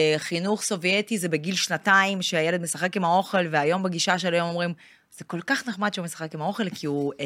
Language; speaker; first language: Hebrew; non-native, fluent; Russian